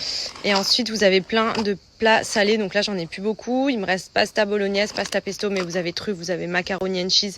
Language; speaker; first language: French; native; French